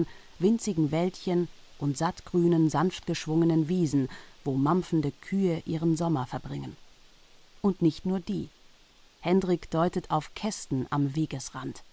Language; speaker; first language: German; native; German